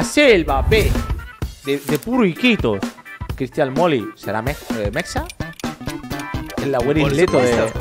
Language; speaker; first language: Spanish; native; Spanish